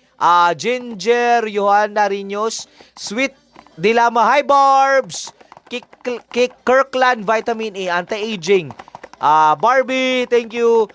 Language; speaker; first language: Cebuano; native; Cebuano